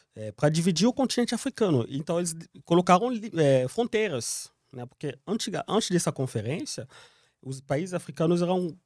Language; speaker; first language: Portuguese; non-native, fluent; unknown